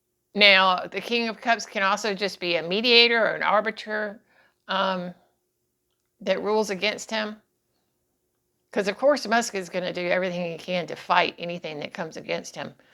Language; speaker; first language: English; native; English